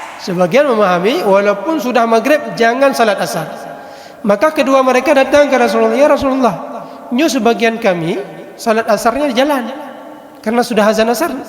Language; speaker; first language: Malay; non-native, local second language; Achinese